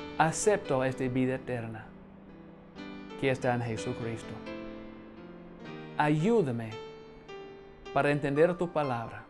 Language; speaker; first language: Spanish; non-native, fluent; English